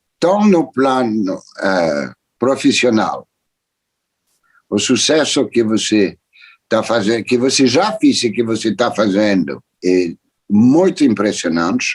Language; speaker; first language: Portuguese; non-native, fluent; French